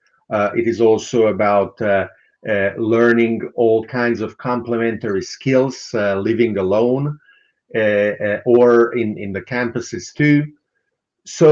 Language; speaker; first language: English; non-native, fluent; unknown